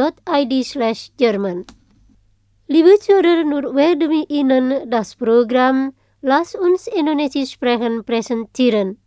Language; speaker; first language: German; non-native, fluent; Indonesian